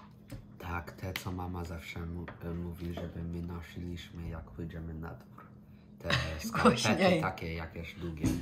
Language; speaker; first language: Polish; early bilingual, heritage; English